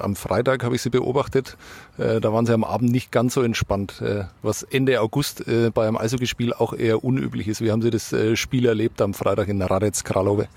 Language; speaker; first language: German; native; German